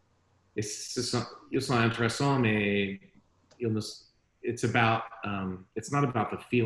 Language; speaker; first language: French; non-native, learner; English